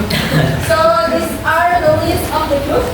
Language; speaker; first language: English; non-native, learner; Indonesian